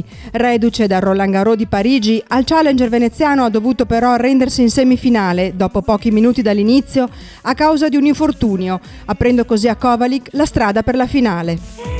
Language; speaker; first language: Italian; native; Italian